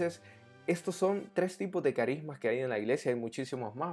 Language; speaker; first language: Spanish; native; Spanish